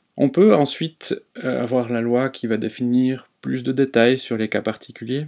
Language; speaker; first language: French; native; French